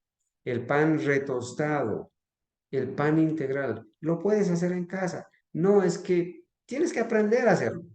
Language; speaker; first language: Spanish; native; Spanish